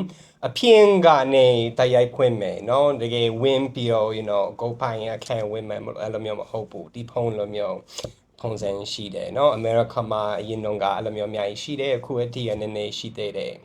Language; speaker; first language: Burmese; non-native, fluent; English